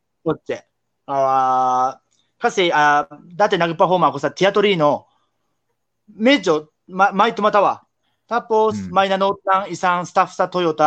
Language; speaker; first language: Filipino; non-native, learner; Japanese